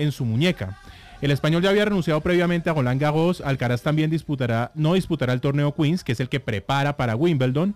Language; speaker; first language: Spanish; native; Spanish